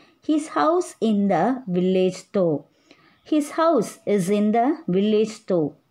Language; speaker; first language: English; non-native, local second language; Tamil